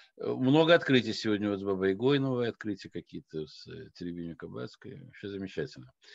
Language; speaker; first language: Russian; non-native, local second language; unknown